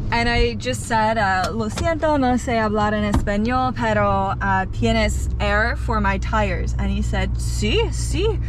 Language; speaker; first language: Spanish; non-native, learner; English